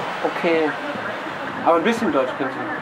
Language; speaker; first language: German; native; German